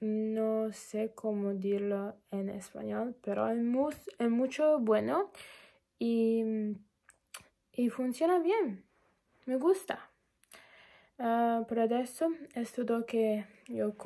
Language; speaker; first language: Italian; non-native, learner; English